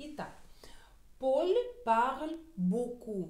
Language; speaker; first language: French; non-native, fluent; Russian